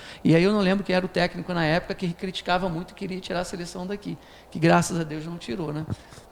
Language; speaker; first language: Portuguese; native; Portuguese